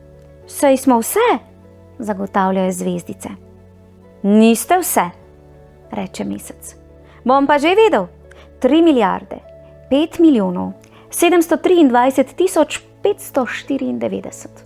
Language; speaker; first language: Slovenian; native; Slovenian